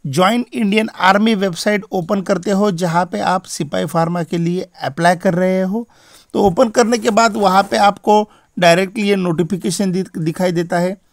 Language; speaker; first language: Hindi; non-native, local second language; Marathi